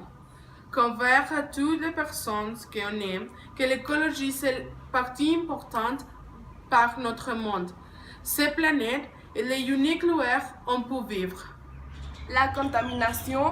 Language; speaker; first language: French; non-native, learner; Spanish